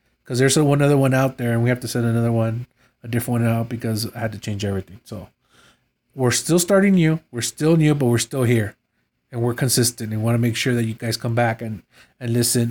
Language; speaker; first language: English; native; English